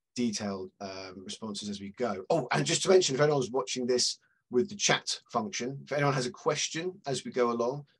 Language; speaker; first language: English; native; English